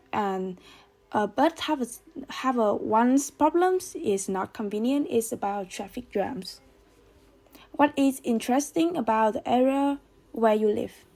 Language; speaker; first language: English; non-native, learner; Vietnamese